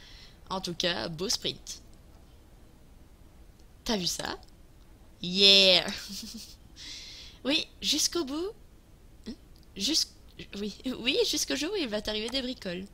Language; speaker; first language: French; native; French